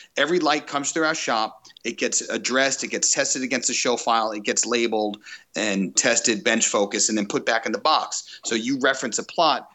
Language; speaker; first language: English; native; English